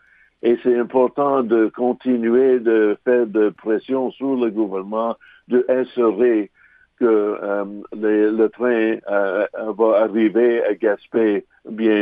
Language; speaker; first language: French; non-native, local second language; English